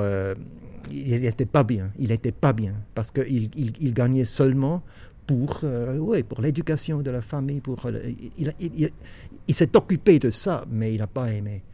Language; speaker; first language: French; non-native, local second language; German